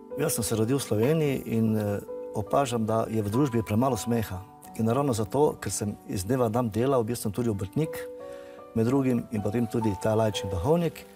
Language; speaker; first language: Slovenian; early bilingual, other home language; Serbian